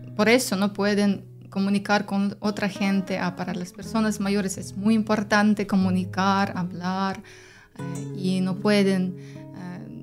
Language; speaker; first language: Spanish; non-native, learner; Ukrainian